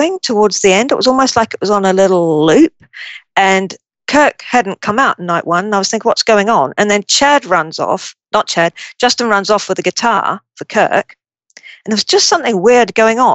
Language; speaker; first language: English; native; English